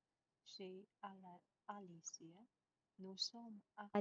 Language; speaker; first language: French; non-native, learner; Chinese